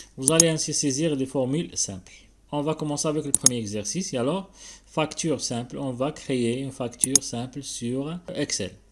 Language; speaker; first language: French; non-native, local second language; Arabic